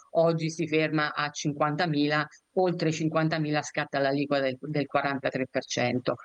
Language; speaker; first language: Italian; native; Italian